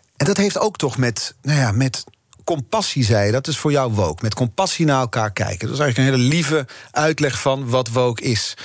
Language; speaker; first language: Dutch; native; Dutch